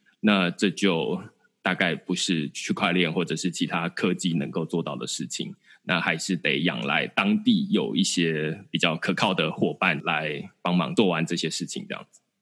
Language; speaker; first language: Chinese; native; Chinese